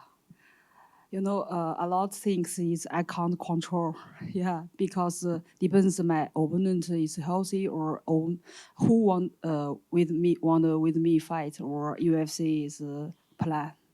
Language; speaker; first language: English; non-native, learner; Chinese